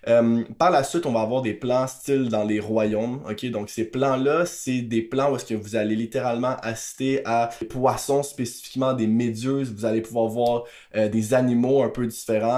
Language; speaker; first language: French; native; French